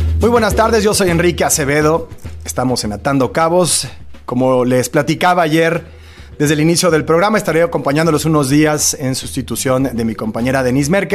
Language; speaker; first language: Spanish; native; Spanish